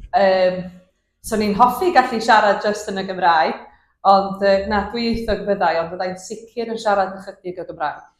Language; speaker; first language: Welsh; native; Welsh